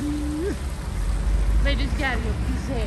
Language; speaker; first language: Turkish; non-native, learner; Russian